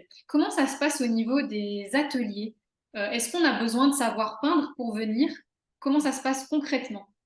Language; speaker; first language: French; native; French